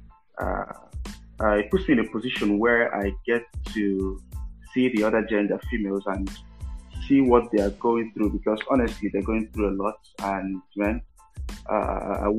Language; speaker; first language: English; non-native, local second language; Igbo